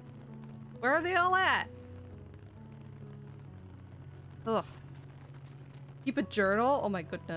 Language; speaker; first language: English; native; English